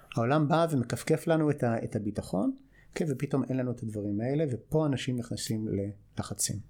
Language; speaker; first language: Hebrew; non-native, fluent; English